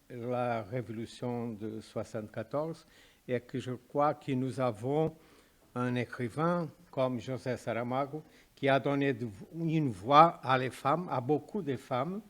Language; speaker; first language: French; non-native, fluent; Portuguese